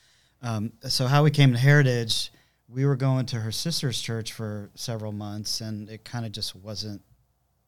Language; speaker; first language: English; native; English